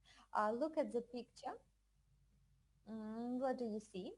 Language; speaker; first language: English; non-native, fluent; Russian